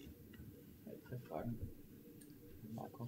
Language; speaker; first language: German; native; German